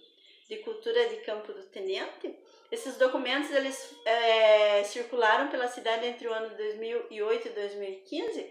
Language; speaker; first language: Portuguese; native; Portuguese